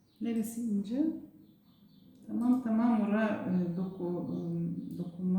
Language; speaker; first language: Turkish; non-native, learner; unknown